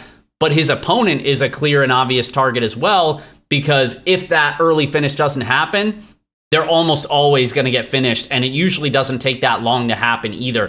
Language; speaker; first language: English; native; English